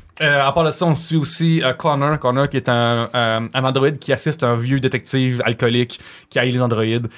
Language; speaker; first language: French; native; French